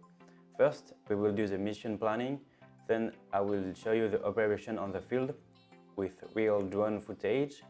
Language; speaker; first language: English; non-native, fluent; French